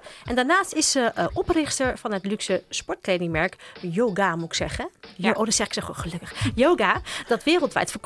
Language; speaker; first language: Dutch; native; Dutch